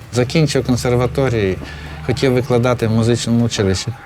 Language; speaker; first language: Ukrainian; native; Ukrainian